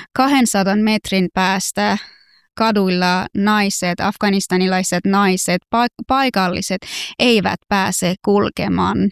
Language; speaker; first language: Finnish; non-native, fluent; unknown